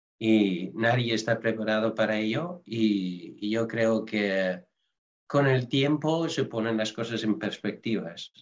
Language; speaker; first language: Spanish; non-native, fluent; Dutch